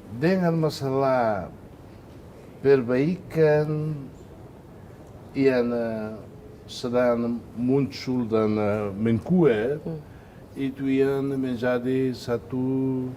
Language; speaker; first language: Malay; non-native, fluent; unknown